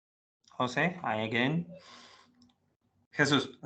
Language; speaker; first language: English; non-native, learner; Spanish